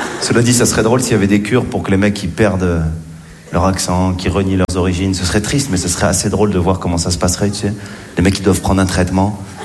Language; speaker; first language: French; native; French